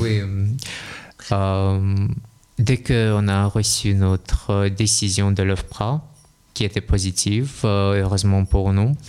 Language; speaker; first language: French; non-native, fluent; Russian